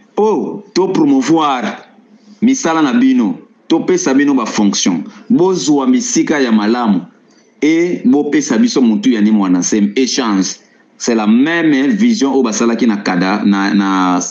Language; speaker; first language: Lingala; non-native, local second language; Kongo